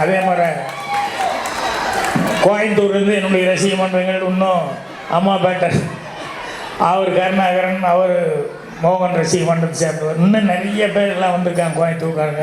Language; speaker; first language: Tamil; native; Tamil